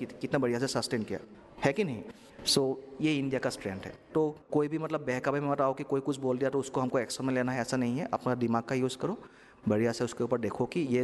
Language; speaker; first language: Hindi; native; Hindi